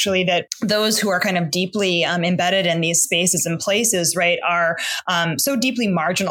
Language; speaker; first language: English; native; English